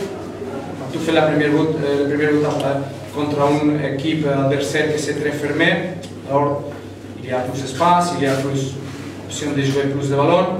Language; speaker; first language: French; non-native, fluent; Spanish